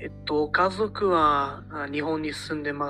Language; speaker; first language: Japanese; non-native, learner; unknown